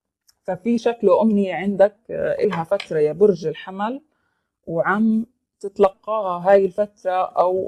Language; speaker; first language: Arabic; native; Arabic